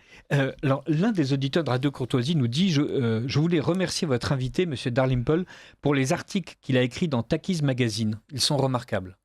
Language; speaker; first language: French; native; French